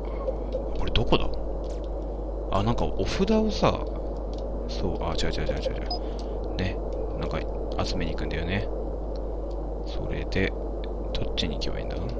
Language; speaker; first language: Japanese; native; Japanese